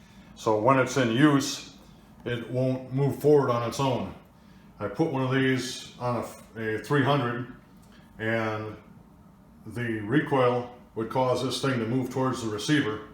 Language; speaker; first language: English; native; English